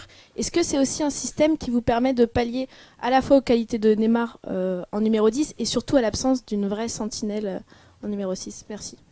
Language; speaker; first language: French; native; French